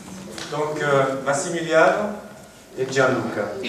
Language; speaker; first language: French; native; French